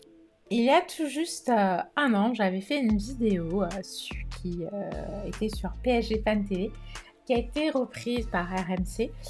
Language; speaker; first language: French; native; French